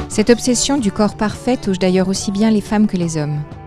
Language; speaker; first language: French; native; French